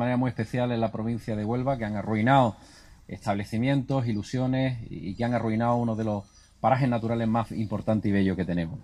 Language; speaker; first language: Spanish; native; Spanish